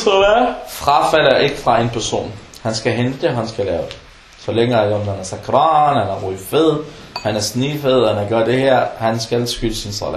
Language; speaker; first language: Danish; non-native, fluent; Arabic